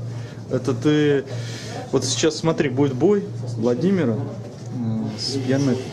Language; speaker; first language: Russian; native; Russian